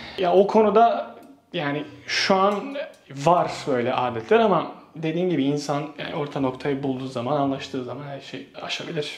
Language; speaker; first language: Turkish; non-native, fluent; Bosnian